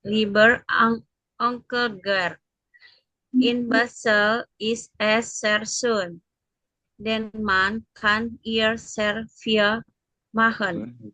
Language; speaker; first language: German; non-native, learner; Indonesian